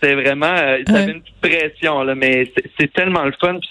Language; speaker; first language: French; native; French